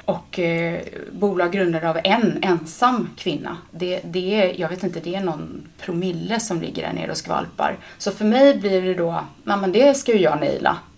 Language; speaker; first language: Swedish; native; Swedish